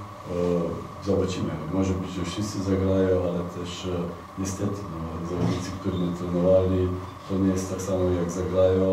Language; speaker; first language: Polish; non-native, fluent; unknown